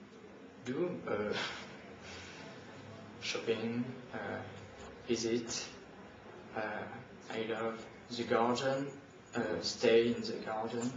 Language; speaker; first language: English; non-native, learner; French